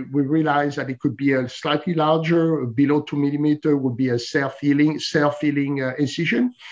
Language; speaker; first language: English; non-native, fluent; French